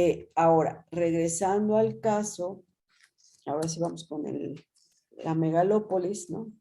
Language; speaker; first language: Spanish; native; Spanish